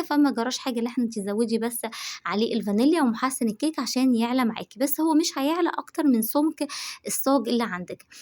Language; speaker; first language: Arabic; native; Arabic